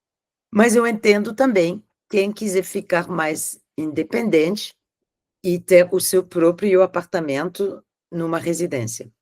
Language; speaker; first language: Portuguese; non-native, fluent; French